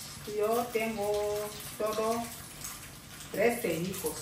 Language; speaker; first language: Spanish; non-native, learner; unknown